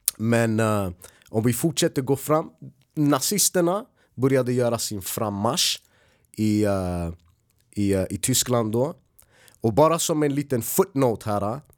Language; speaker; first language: Swedish; early bilingual, other home language; Arabic